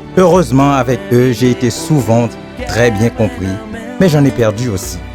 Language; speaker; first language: French; non-native, local second language; Haitian Creole